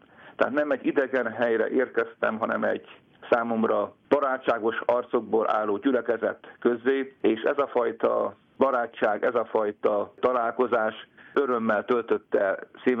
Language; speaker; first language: Hungarian; native; Hungarian